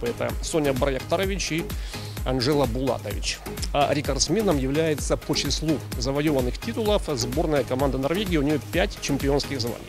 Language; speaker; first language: Russian; native; Russian